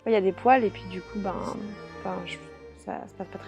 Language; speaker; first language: French; native; French